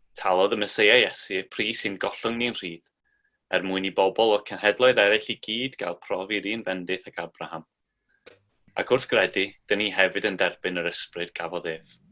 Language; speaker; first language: Welsh; native; Welsh